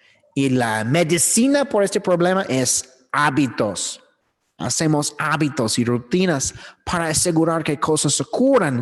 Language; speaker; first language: Spanish; non-native, learner; English